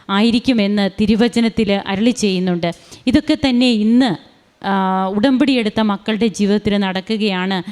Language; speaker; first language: Malayalam; native; Malayalam